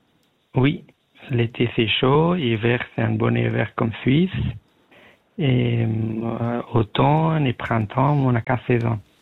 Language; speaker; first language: French; non-native, learner; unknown